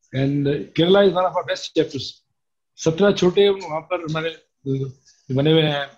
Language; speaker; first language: Hindi; native; Hindi